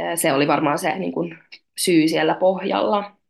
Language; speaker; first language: Finnish; non-native, fluent; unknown